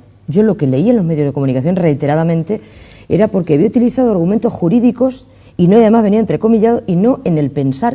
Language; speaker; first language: Spanish; native; Spanish